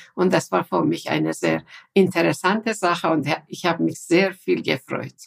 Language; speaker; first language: German; non-native, fluent; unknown